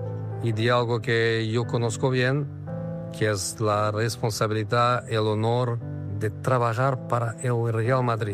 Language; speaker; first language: Spanish; non-native, fluent; Portuguese